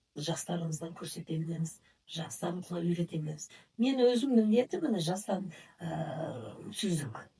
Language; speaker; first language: Kazakh; non-native, local second language; Uzbek